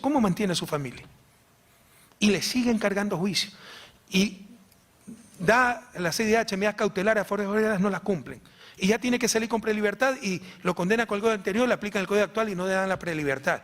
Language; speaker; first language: Spanish; native; Spanish